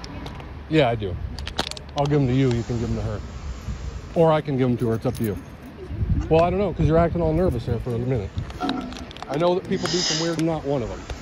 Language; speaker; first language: English; native; English